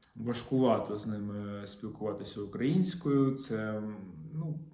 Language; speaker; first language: Ukrainian; non-native, local second language; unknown